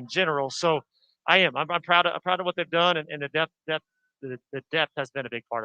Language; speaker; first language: English; native; English